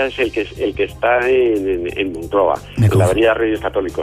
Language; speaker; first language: Spanish; native; Spanish